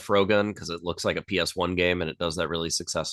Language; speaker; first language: English; native; English